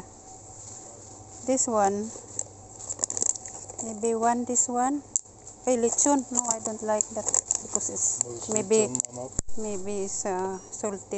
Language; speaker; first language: English; non-native, local second language; Filipino